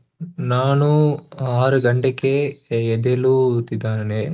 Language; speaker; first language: Kannada; non-native, learner; Tamil